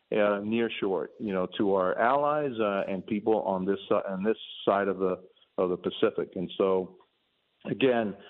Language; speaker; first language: English; early bilingual, other home language; Spanish